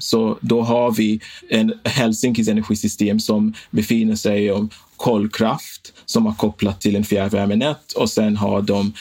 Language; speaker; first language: Swedish; non-native, fluent; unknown